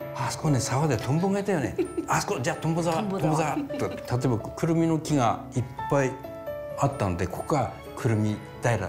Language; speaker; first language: Japanese; native; Japanese